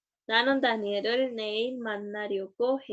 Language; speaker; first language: Korean; non-native, learner; Spanish